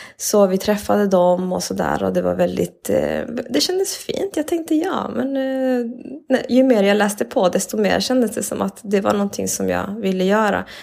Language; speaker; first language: Swedish; early bilingual, other home language; Spanish